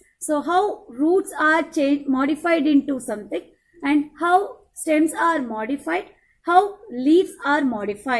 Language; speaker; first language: English; non-native, local second language; Tamil